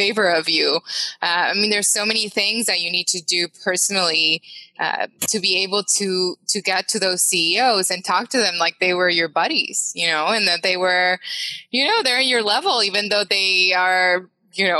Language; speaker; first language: English; non-native, fluent; Spanish